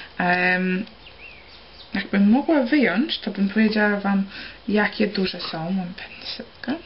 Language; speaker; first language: Polish; early bilingual, heritage; Polish